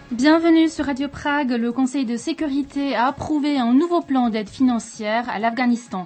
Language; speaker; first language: French; non-native, fluent; Czech